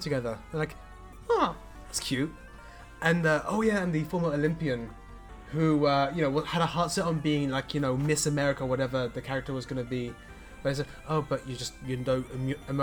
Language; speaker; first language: English; native; English